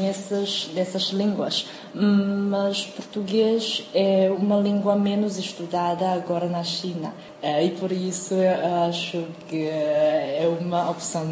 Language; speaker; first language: Portuguese; non-native, fluent; Chinese